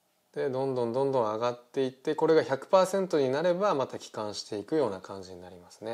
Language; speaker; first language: Japanese; native; Japanese